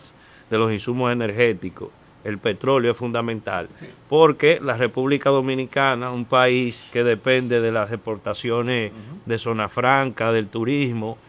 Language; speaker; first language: Spanish; native; Spanish